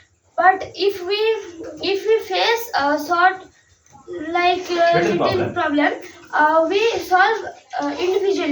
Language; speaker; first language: English; non-native, learner; Bangla